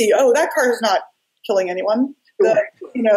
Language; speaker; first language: English; native; English